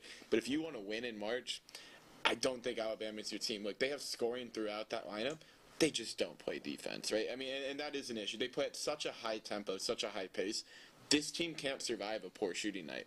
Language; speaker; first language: English; native; English